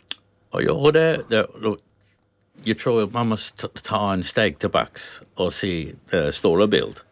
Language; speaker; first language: Swedish; non-native, fluent; English